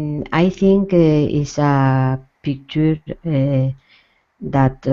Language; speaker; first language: English; non-native, learner; Spanish